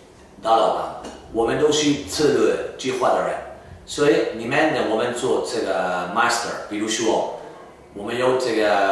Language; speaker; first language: Chinese; non-native, fluent; Spanish